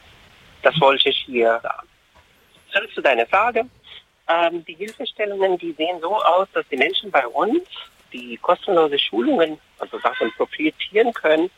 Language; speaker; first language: German; non-native, fluent; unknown